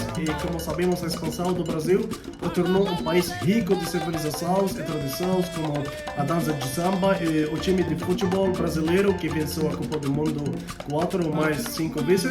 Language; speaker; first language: Portuguese; non-native, learner; Arabic